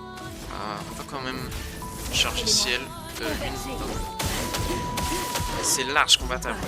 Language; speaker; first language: French; native; French